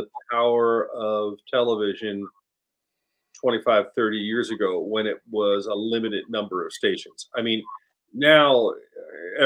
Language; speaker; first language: English; native; English